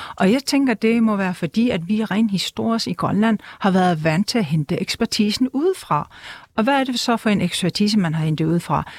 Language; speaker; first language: Danish; non-native, local second language; Kalaallisut